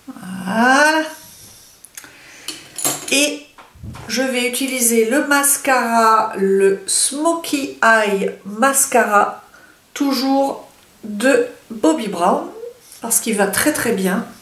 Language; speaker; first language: French; native; French